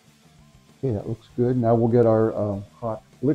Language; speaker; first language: English; native; English